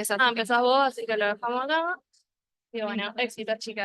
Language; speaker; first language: Spanish; native; Spanish